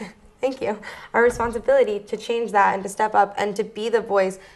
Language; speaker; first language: English; native; English